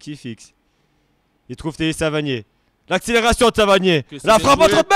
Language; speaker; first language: French; native; French